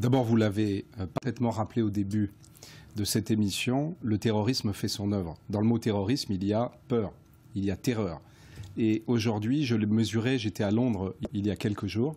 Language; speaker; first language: French; native; French